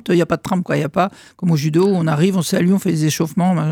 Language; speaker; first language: French; native; French